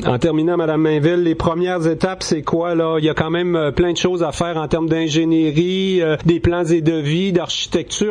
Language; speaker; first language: French; native; French